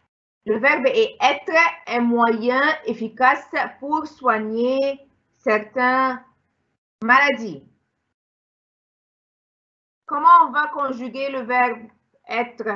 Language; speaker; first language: French; non-native, fluent; Arabic